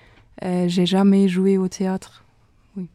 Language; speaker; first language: French; non-native, fluent; German